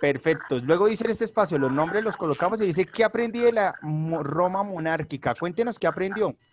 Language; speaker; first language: Spanish; native; Spanish